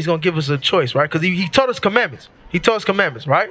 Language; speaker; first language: English; native; English